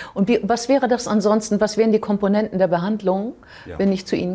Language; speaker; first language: German; native; German